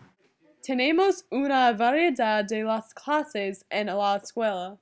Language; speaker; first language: Spanish; non-native, learner; English